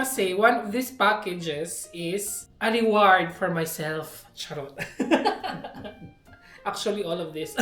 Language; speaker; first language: English; non-native, local second language; Filipino